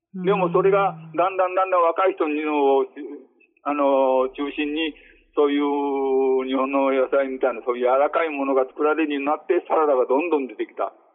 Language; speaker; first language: Japanese; native; Japanese